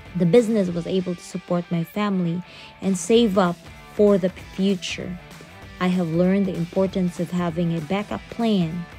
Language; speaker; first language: English; non-native, local second language; Cebuano